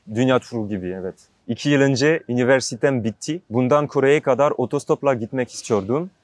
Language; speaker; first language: Turkish; non-native, learner; French